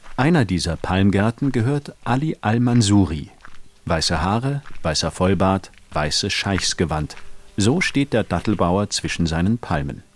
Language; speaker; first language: German; native; German